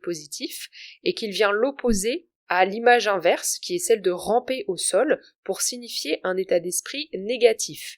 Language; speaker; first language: French; native; French